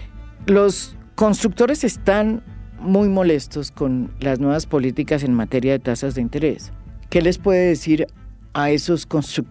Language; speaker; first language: Spanish; native; Spanish